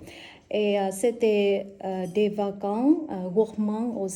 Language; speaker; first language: French; non-native, learner; Vietnamese